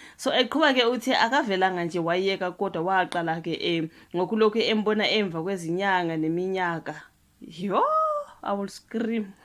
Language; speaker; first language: Zulu; non-native, local second language; Xhosa